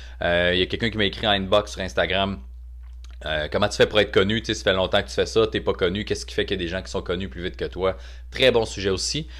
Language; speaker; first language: French; native; French